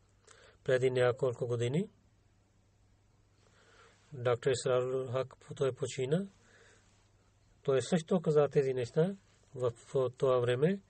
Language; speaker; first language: Bulgarian; non-native, learner; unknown